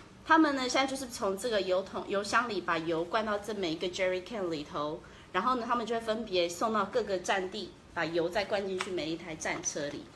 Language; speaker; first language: Chinese; native; Chinese